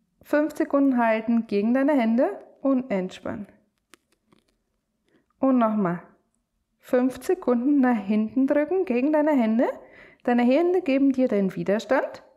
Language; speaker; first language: German; native; German